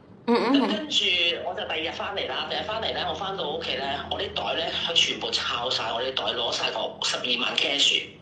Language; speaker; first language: Cantonese; native; Cantonese